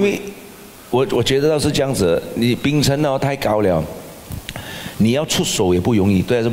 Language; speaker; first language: Chinese; native; Chinese